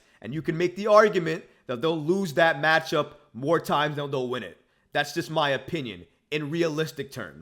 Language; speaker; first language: English; native; English